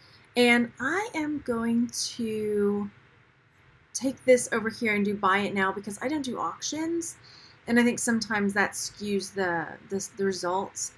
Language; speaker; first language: English; native; English